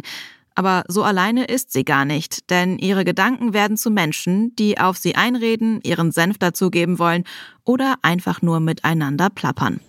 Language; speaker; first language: German; native; German